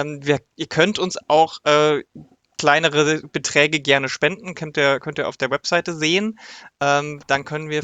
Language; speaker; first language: German; native; German